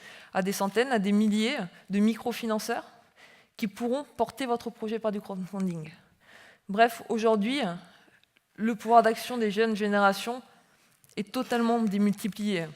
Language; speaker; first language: French; native; French